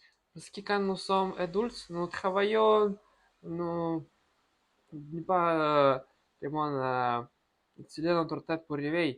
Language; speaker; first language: French; non-native, learner; Russian